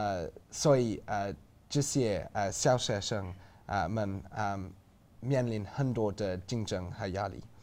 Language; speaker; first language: Chinese; non-native, learner; English